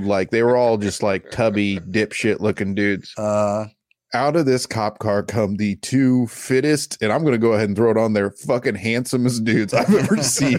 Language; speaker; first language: English; native; English